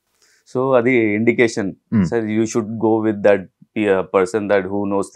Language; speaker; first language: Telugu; non-native, learner; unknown